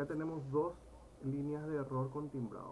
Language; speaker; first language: Spanish; native; Spanish